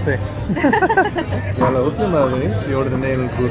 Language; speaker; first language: Spanish; non-native, learner; English